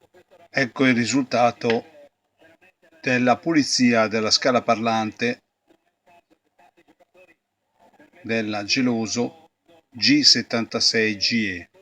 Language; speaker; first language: Italian; native; Italian